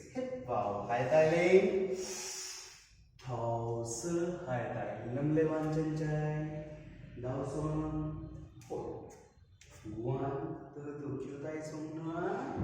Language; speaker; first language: Vietnamese; non-native, learner; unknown